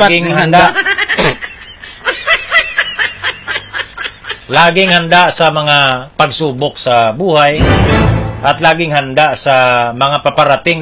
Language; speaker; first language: Filipino; non-native, local second language; Hiligaynon